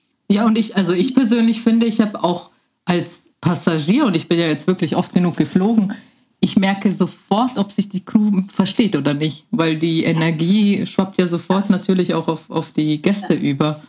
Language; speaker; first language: German; native; German